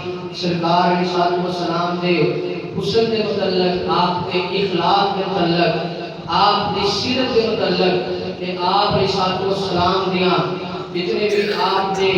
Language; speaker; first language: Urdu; non-native, local second language; Punjabi